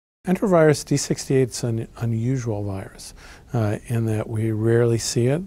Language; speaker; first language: English; native; English